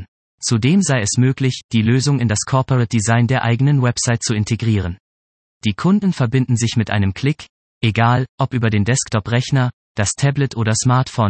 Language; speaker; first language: German; native; German